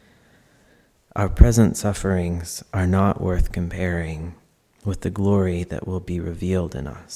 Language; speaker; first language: English; native; English